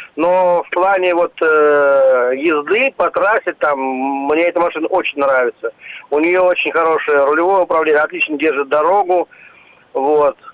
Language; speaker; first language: Russian; native; Russian